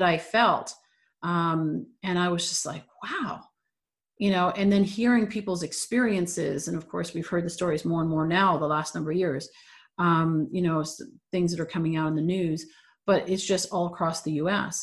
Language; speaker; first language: English; native; English